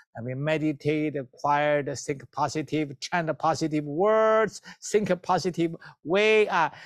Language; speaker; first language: English; non-native, learner; Chinese